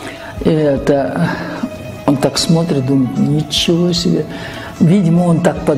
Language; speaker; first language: Russian; non-native, local second language; Kyrgyz